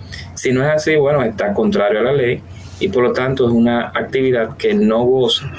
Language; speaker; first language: Spanish; native; Spanish